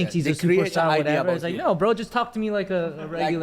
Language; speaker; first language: English; native; English